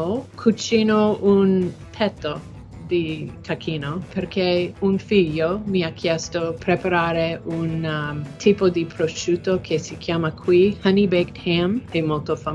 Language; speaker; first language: Italian; non-native, learner; English